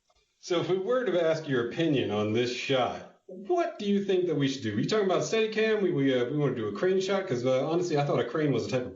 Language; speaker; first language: English; native; English